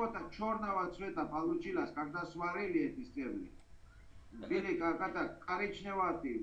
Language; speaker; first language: Russian; non-native, fluent; Georgian